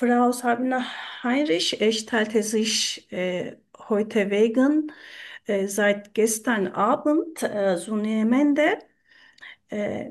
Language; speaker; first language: German; non-native, learner; Turkish